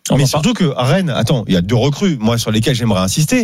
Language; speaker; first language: French; native; French